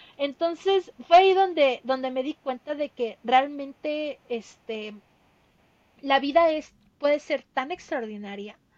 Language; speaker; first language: Spanish; native; Spanish